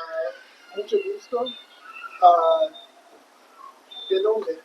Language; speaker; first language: Spanish; non-native, learner; English